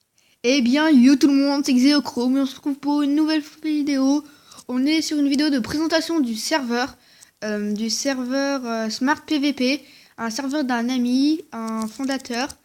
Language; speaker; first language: French; native; French